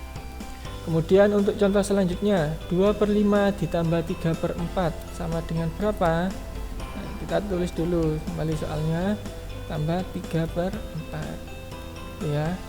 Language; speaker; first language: Indonesian; native; Indonesian